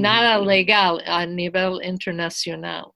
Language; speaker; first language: Spanish; non-native, fluent; English